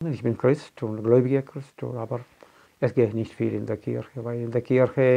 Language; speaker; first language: German; non-native, fluent; Malayalam